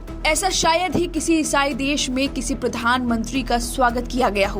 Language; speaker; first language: Hindi; native; Hindi